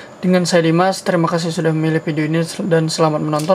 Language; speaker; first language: Indonesian; native; Indonesian